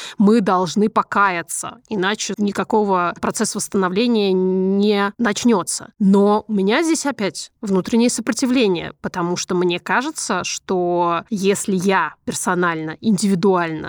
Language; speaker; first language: Russian; native; Russian